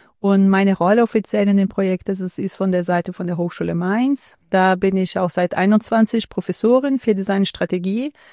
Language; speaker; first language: German; non-native, fluent; Portuguese